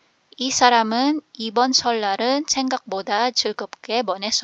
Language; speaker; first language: Korean; non-native, fluent; Filipino